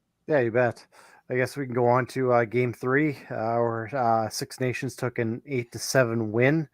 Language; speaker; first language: English; native; English